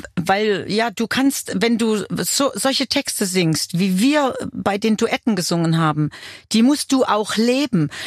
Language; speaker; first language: German; native; German